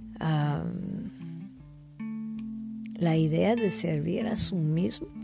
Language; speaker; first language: Spanish; non-native, learner; English